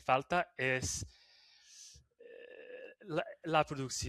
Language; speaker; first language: Spanish; non-native, fluent; English